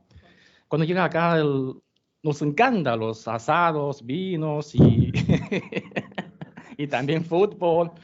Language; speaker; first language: Spanish; non-native, learner; Chinese